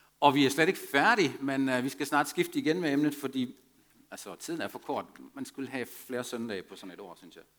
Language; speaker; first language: Danish; non-native, fluent; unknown